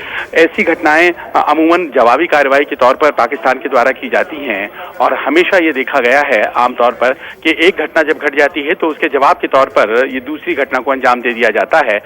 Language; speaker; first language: Hindi; native; Hindi